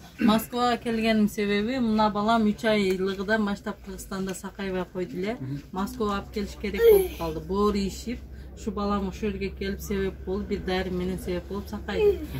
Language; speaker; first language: Kyrgyz; native; Kyrgyz